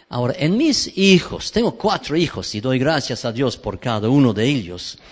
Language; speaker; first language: Spanish; non-native, fluent; English